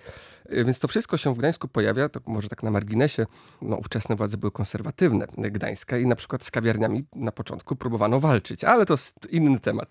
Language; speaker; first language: Polish; native; Polish